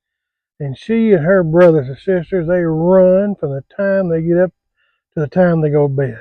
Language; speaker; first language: English; native; English